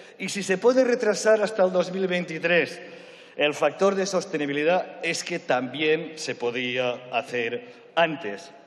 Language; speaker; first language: Spanish; non-native, local second language; Catalan